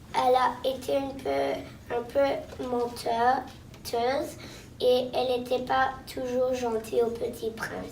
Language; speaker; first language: French; non-native, local second language; English